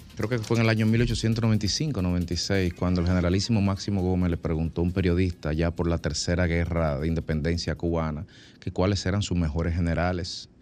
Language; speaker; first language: Spanish; native; Spanish